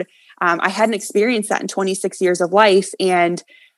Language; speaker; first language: English; native; English